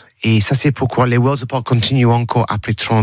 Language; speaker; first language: French; non-native, learner; English